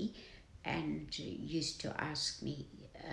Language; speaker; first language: English; non-native, local second language; German